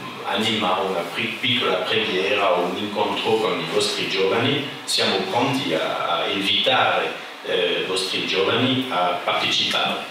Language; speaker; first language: Italian; non-native, fluent; French